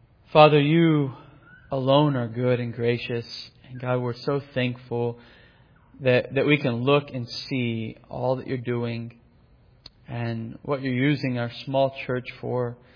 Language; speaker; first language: English; native; English